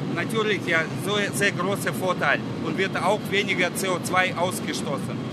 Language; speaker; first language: German; non-native, fluent; Russian